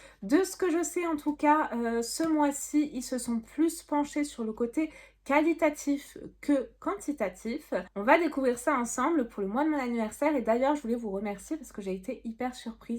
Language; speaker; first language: French; native; French